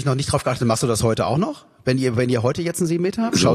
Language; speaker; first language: German; native; German